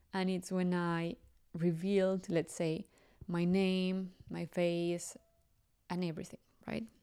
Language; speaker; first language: English; non-native, fluent; Spanish